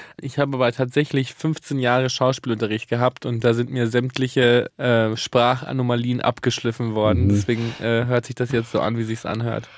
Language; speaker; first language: German; early bilingual, other home language; Italian